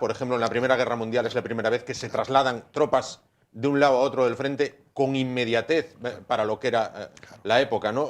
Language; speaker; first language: Spanish; native; Spanish